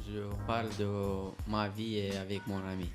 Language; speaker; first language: French; non-native, learner; Romanian